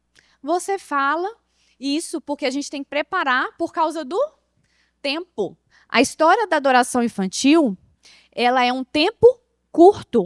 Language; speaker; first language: Portuguese; native; Portuguese